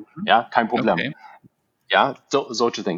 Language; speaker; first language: German; non-native, fluent; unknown